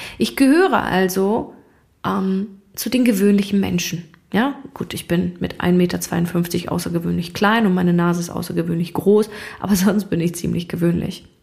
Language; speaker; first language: German; early bilingual, other home language; Russian